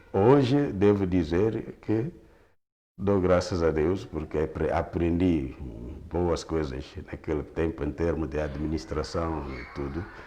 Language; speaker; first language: Portuguese; non-native, local second language; Kongo